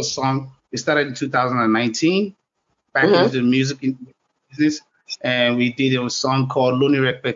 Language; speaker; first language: English; non-native, local second language; Yoruba